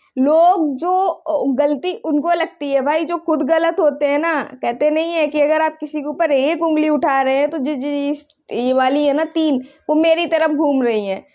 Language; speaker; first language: Hindi; native; Hindi